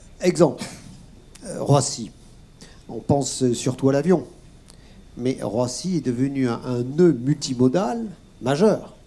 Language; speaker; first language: French; native; French